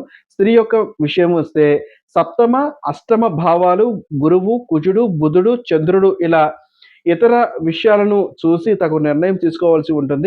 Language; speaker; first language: Telugu; native; Telugu